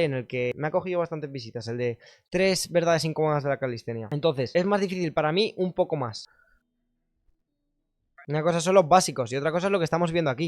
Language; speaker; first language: Spanish; native; Spanish